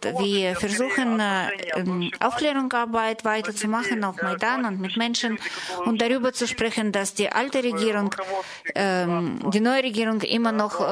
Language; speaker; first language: German; non-native, fluent; Russian